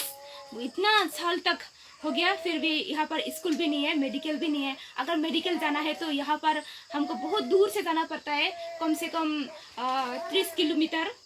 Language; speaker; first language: Hindi; non-native, local second language; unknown